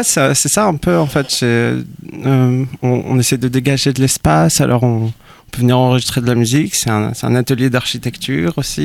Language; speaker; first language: French; native; French